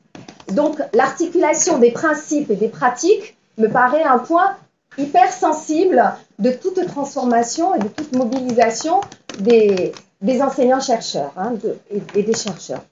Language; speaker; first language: French; native; French